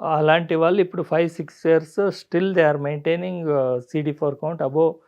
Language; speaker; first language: Telugu; native; Telugu